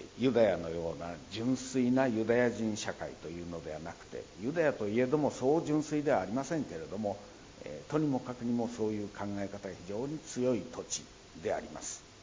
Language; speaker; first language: Japanese; native; Japanese